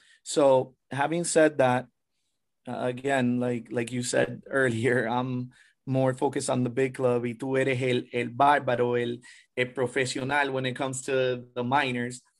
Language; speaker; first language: English; early bilingual, other home language; Spanish